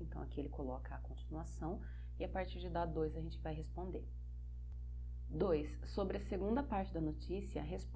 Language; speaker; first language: Portuguese; native; Portuguese